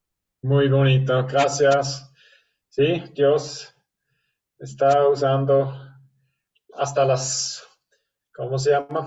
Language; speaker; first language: Spanish; non-native, fluent; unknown